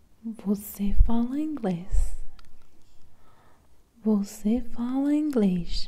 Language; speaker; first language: Portuguese; non-native, learner; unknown